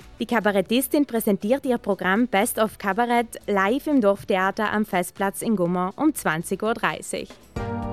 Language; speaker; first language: German; native; German